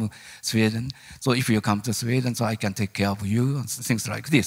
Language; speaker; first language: English; non-native, learner; Japanese